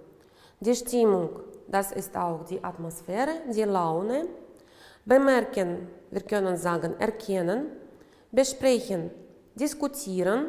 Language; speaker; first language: German; non-native, fluent; Uzbek